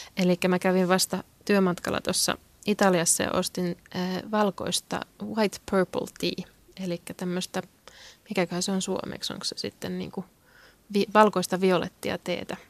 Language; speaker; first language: Finnish; non-native, local second language; Swedish